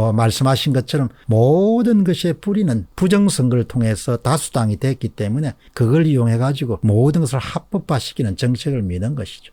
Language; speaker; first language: Korean; native; Korean